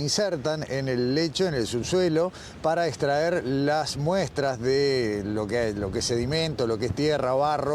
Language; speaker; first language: Spanish; native; Spanish